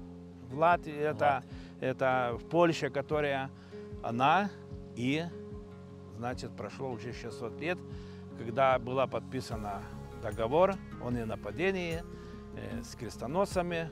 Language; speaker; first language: Russian; non-native, local second language; Lithuanian